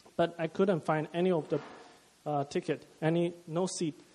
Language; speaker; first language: English; non-native, fluent; Chinese